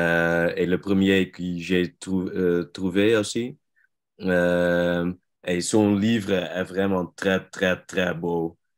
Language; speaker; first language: French; non-native, learner; Dutch